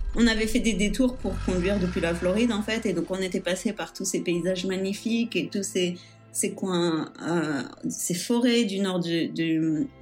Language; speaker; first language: French; native; French